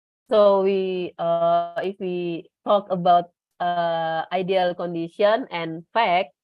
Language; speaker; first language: English; non-native, learner; Indonesian